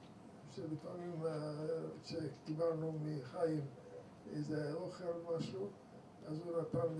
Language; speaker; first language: Hebrew; non-native, fluent; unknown